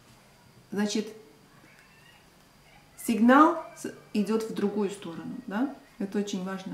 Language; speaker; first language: Russian; non-native, local second language; Latvian